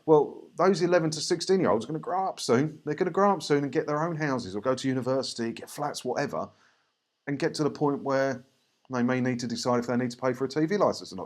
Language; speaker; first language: English; native; English